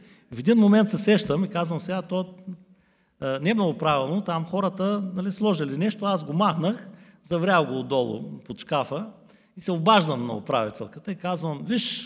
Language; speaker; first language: Bulgarian; native; Bulgarian